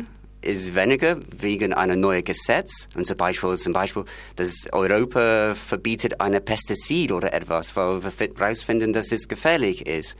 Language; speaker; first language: German; non-native, fluent; English